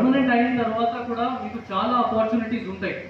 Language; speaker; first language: Telugu; non-native, fluent; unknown